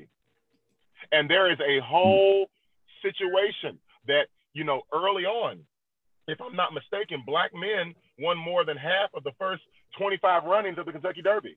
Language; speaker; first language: English; native; English